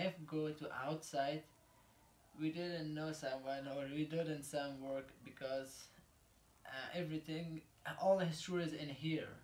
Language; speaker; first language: English; non-native, learner; Persian